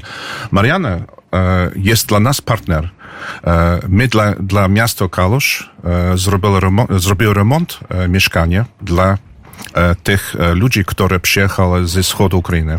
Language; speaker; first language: Polish; early bilingual, heritage; English